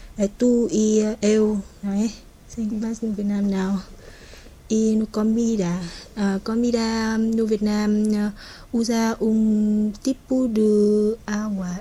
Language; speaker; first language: Portuguese; non-native, learner; Vietnamese